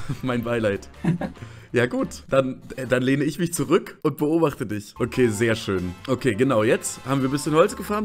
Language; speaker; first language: German; native; German